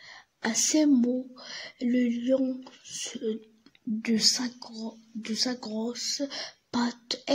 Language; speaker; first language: French; non-native, learner; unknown